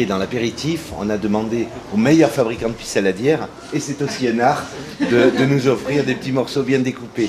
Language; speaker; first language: French; native; French